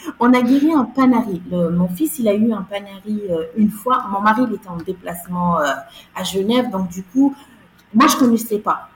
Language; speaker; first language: French; non-native, local second language; Arabic